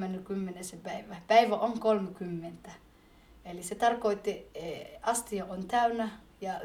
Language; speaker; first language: Finnish; early bilingual, other home language; Somali